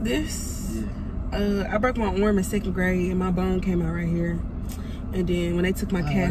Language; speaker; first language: English; native; English